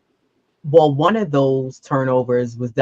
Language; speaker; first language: English; native; English